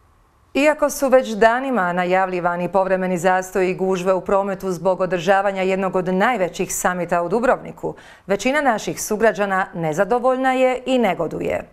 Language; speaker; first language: Serbian; native; Serbian